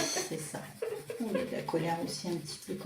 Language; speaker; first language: French; native; French